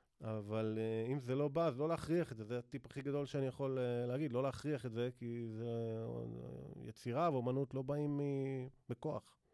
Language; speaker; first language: Hebrew; native; Hebrew